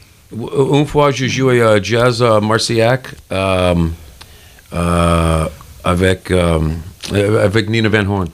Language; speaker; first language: French; non-native, learner; English